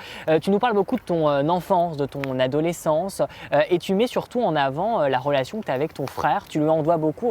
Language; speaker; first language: French; native; French